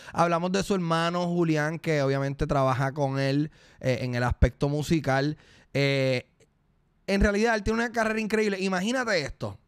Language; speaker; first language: Spanish; native; Spanish